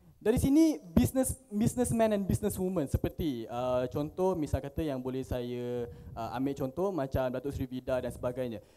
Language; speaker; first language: Malay; native; Malay